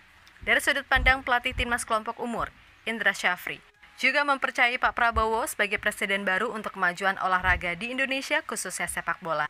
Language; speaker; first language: Indonesian; native; Indonesian